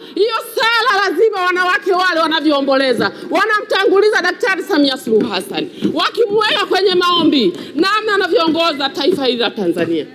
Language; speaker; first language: Swahili; native; Swahili